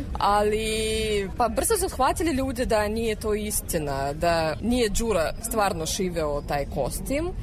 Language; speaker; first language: Serbian; non-native, fluent; Russian